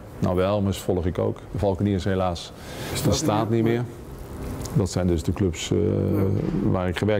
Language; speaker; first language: Dutch; native; Dutch